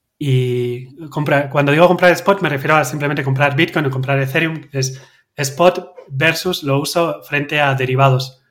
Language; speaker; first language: Spanish; native; Spanish